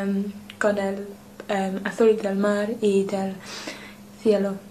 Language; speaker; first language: Spanish; non-native, learner; English